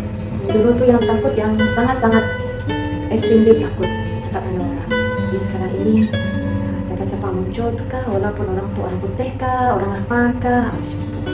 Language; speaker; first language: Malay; non-native, local second language; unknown